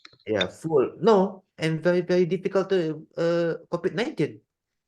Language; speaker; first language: English; non-native, learner; Indonesian